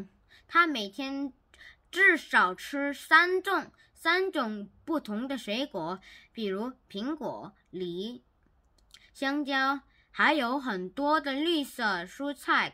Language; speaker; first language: Chinese; non-native, learner; Korean